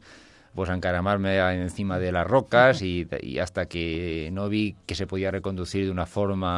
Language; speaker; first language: Spanish; native; Spanish